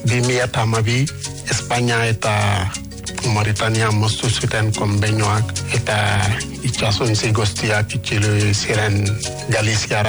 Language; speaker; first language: Basque; non-native, learner; Wolof